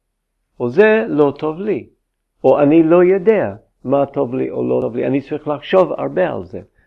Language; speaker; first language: Hebrew; non-native, fluent; English